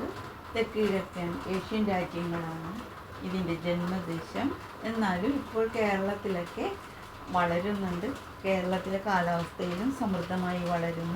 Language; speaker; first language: Malayalam; native; Malayalam